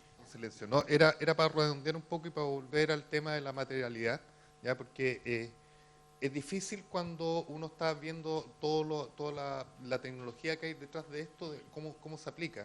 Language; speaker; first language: Spanish; native; Spanish